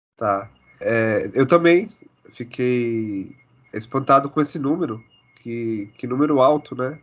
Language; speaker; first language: Portuguese; native; Portuguese